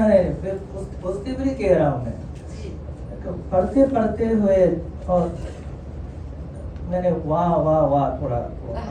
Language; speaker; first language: Hindi; non-native, fluent; Japanese